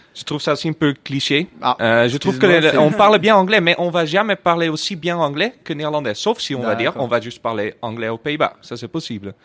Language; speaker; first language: French; non-native, fluent; Dutch